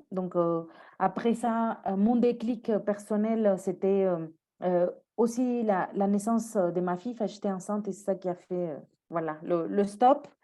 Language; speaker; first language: French; non-native, fluent; Spanish